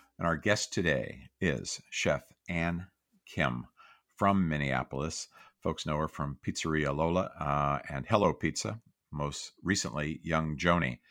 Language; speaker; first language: English; native; English